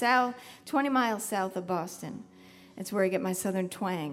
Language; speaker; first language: English; native; English